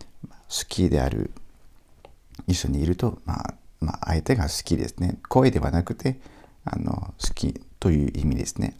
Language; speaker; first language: Japanese; non-native, fluent; French